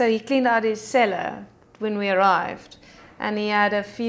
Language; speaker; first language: English; non-native, local second language; Afrikaans